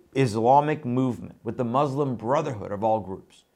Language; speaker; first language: English; non-native, fluent; Persian